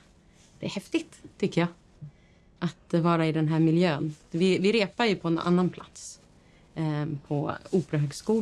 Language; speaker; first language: Swedish; native; Swedish